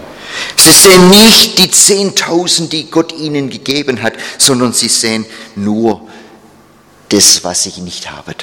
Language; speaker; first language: German; non-native, fluent; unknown